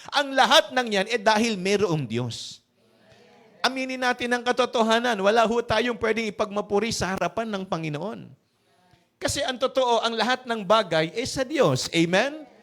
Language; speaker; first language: Filipino; native; Filipino